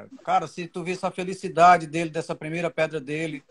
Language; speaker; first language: Portuguese; native; Portuguese